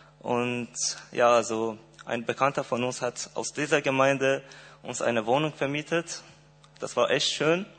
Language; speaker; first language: German; non-native, fluent; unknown